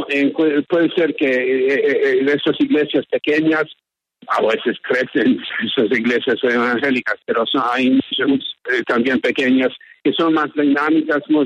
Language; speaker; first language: Spanish; early bilingual, heritage; English